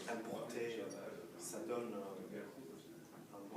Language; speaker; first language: French; non-native, fluent; Hebrew